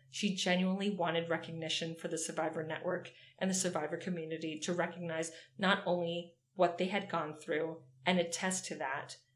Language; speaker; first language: English; native; English